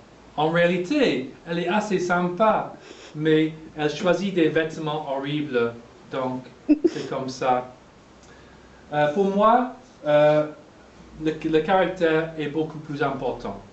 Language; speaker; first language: French; non-native, fluent; English